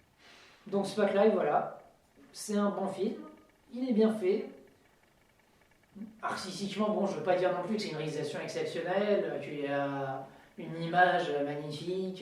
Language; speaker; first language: French; native; French